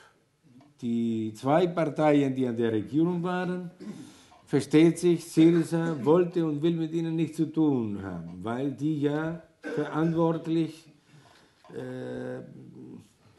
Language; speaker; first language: German; non-native, fluent; Greek